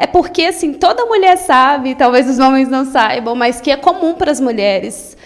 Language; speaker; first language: Portuguese; native; Portuguese